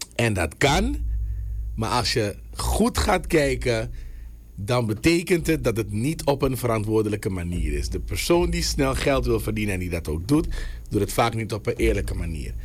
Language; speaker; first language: Dutch; native; Dutch